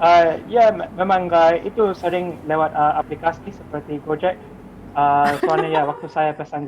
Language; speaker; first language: Indonesian; non-native, fluent; English